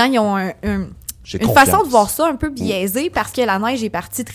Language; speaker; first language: French; native; French